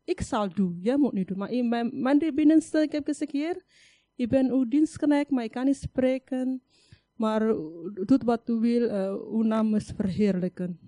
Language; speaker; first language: Dutch; non-native, learner; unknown